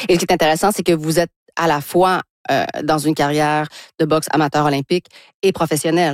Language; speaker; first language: French; native; French